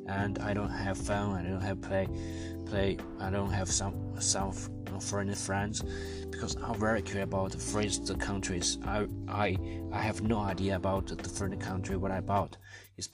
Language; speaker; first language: English; non-native, learner; Chinese